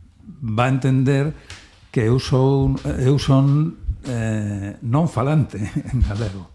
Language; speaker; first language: Galician; non-native, local second language; Spanish